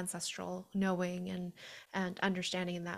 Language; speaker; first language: English; non-native, local second language; Cantonese